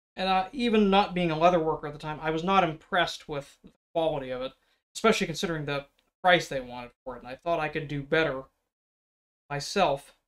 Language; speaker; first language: English; native; English